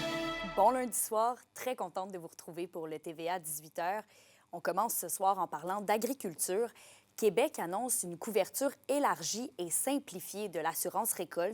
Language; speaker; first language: French; native; French